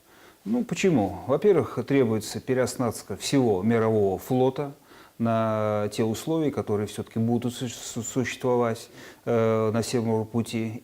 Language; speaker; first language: Russian; native; Russian